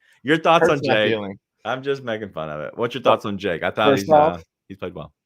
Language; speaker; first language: English; native; English